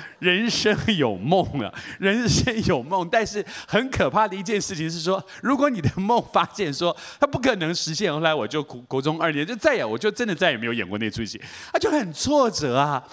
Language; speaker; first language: Chinese; native; Chinese